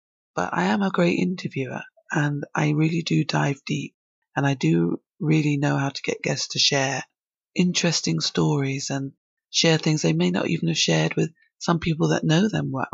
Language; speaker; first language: English; native; English